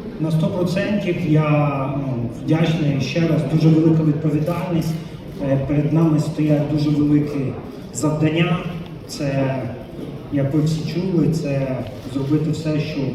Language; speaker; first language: Ukrainian; non-native, local second language; Russian